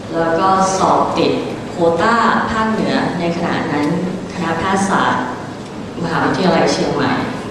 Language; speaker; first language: Thai; early bilingual, other home language; English